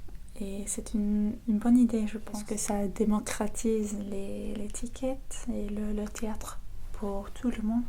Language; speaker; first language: French; non-native, fluent; English